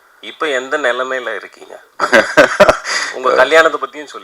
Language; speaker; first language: Tamil; native; Tamil